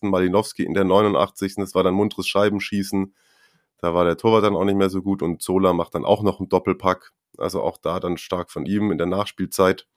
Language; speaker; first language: German; native; German